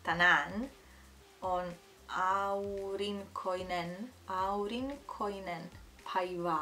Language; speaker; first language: Finnish; non-native, learner; Italian